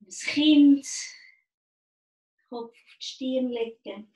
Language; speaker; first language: German; native; German